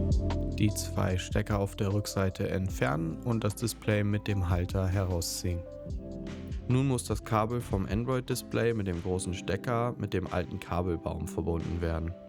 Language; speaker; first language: German; native; German